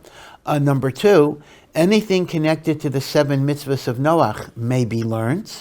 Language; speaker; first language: English; native; English